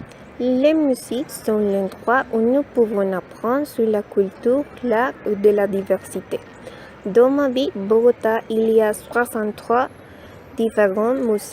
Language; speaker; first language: French; non-native, learner; Spanish